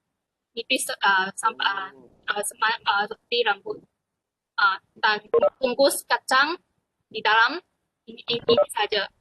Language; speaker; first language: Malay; non-native, local second language; Chinese